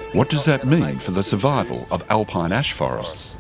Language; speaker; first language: English; native; English